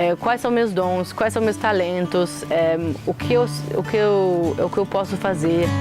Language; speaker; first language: Portuguese; non-native, fluent; German